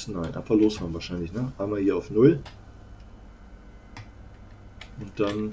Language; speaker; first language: German; native; German